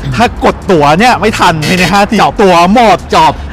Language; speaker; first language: Thai; non-native, fluent; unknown